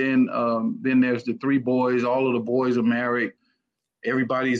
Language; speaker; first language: English; native; English